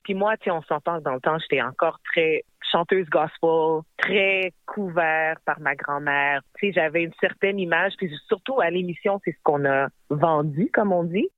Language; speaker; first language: French; native; French